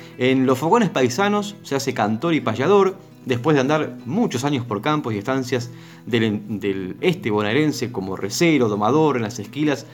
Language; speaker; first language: Spanish; native; Spanish